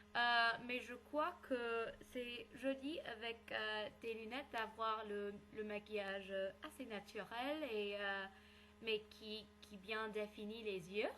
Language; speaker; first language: French; non-native, learner; English